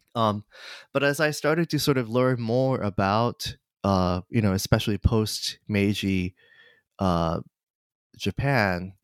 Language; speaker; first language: English; non-native, fluent; Japanese